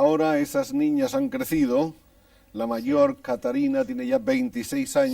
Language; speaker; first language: Spanish; native; Spanish